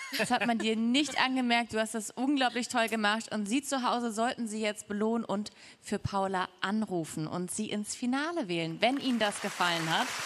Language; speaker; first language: German; native; German